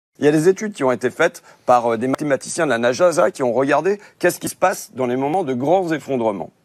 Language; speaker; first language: French; native; French